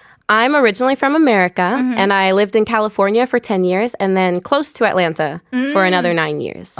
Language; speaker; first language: English; native; English